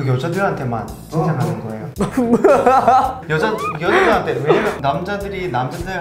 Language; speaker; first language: Korean; non-native, fluent; Portuguese